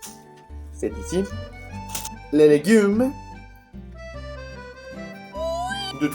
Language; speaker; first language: French; non-native, learner; Spanish